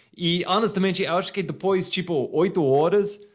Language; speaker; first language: Portuguese; non-native, fluent; English